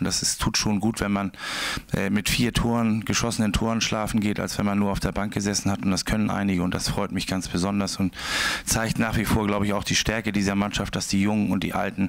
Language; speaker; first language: German; native; German